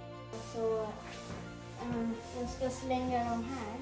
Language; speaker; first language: Swedish; early bilingual, other home language; Sinhala